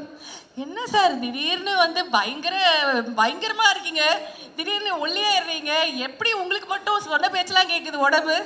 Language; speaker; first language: Tamil; native; Tamil